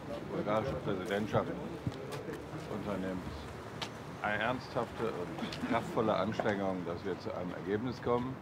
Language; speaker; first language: German; native; German